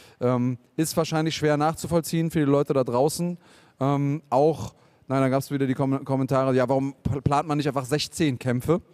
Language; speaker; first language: German; native; German